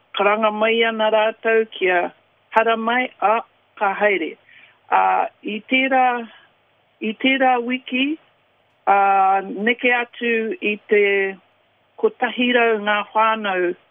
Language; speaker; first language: Māori; native; Māori